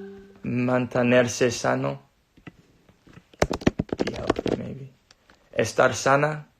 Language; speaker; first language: Spanish; non-native, learner; English